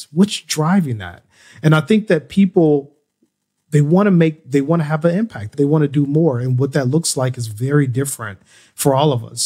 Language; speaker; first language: English; native; English